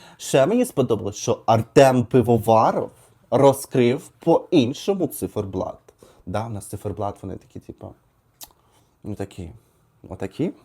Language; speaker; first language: Ukrainian; native; Ukrainian